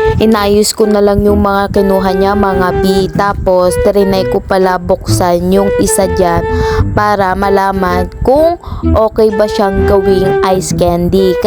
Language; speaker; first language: Filipino; non-native, local second language; Cebuano